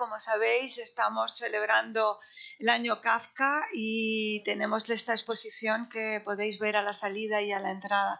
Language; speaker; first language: Spanish; native; Spanish